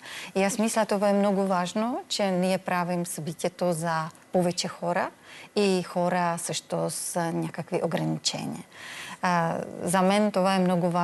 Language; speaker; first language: Bulgarian; non-native, learner; Czech